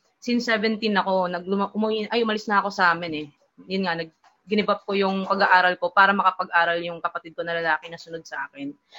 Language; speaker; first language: Filipino; non-native, local second language; Hiligaynon